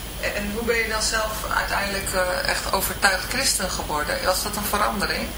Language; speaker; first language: Dutch; native; Dutch